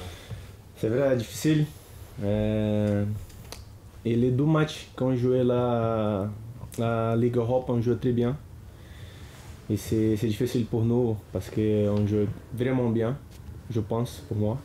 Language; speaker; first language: French; non-native, learner; Portuguese